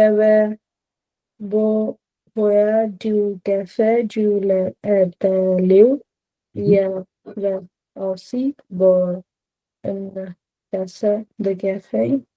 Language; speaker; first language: French; non-native, learner; Punjabi